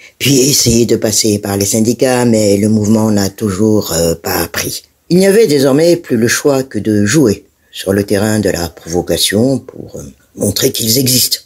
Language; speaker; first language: French; non-native, local second language; Malagasy